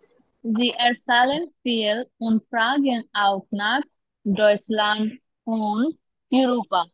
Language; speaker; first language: German; non-native, learner; Bangla